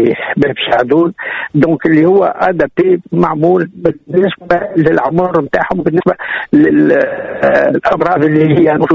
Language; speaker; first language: Arabic; native; Arabic